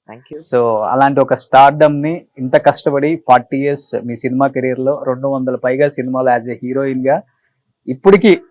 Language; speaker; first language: Telugu; native; Telugu